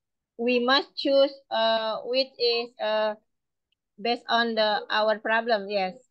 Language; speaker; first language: English; non-native, learner; Indonesian